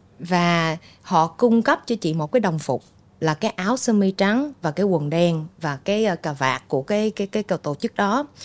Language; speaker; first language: Vietnamese; early bilingual, heritage; Vietnamese